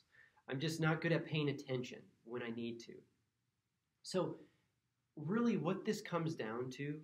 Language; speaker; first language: English; native; English